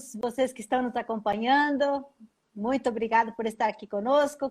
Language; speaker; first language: Portuguese; native; Portuguese